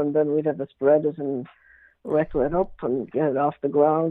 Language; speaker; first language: English; native; English